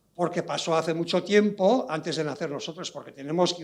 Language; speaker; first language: Spanish; non-native, local second language; Basque